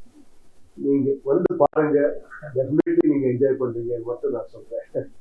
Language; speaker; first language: Tamil; non-native, learner; Kannada